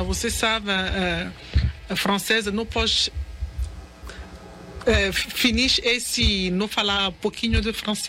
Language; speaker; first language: Portuguese; non-native, learner; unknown